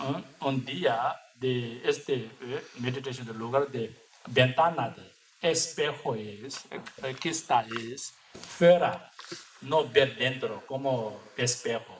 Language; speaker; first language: Spanish; non-native, learner; Tibetan